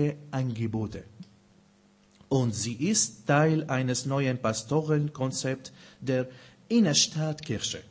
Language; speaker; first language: German; non-native, fluent; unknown